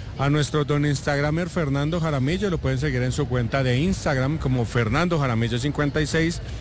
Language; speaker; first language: Spanish; native; Spanish